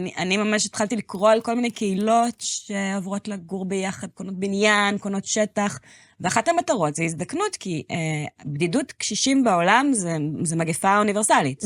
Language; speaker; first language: Hebrew; native; Hebrew